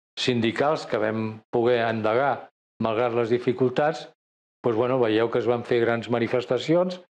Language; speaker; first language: Catalan; native; Catalan